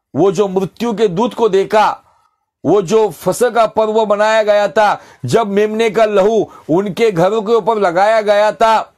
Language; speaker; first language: Hindi; non-native, local second language; Marathi